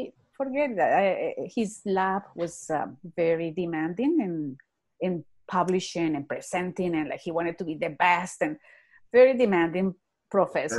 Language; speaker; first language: English; non-native, fluent; Spanish